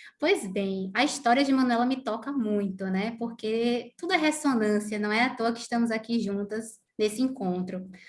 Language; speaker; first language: Portuguese; native; Portuguese